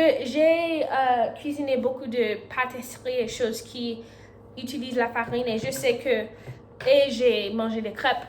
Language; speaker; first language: French; non-native, learner; English